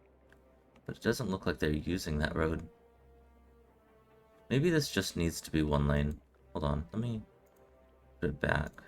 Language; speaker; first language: English; native; English